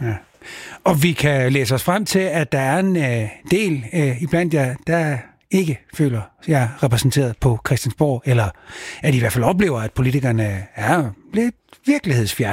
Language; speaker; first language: Danish; native; Danish